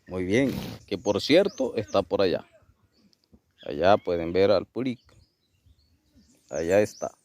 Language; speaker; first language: Spanish; non-native, local second language; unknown